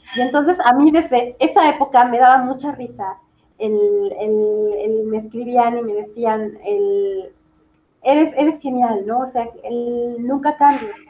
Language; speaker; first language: Spanish; native; Spanish